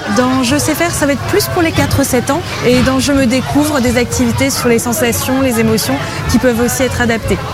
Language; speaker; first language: French; native; French